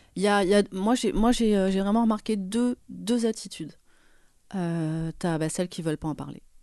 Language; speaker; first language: French; native; French